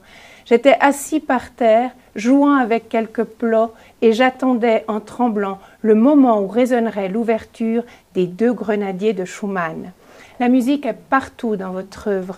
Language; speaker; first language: French; native; French